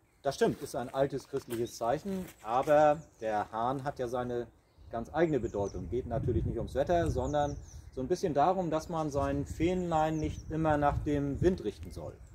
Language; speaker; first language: German; native; German